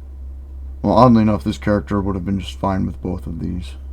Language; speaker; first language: English; native; English